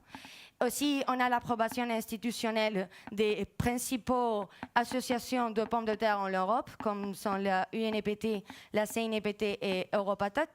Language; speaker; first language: French; non-native, fluent; Spanish